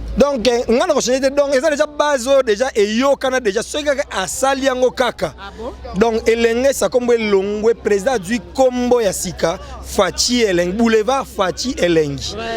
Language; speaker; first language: Lingala; native; Lingala